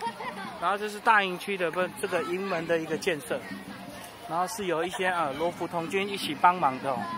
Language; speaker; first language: Chinese; native; Chinese